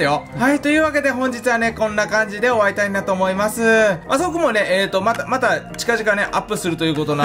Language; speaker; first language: Japanese; native; Japanese